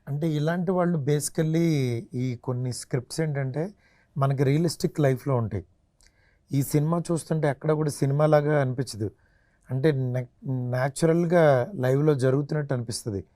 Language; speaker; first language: Telugu; native; Telugu